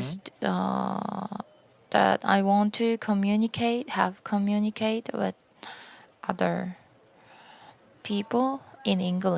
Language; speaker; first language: English; non-native, learner; Korean